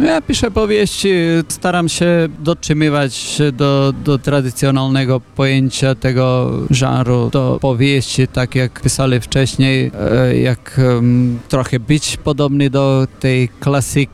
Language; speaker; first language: Polish; non-native, fluent; Macedonian